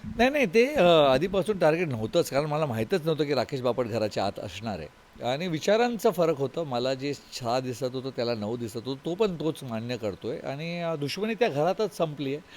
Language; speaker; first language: Marathi; non-native, local second language; Tulu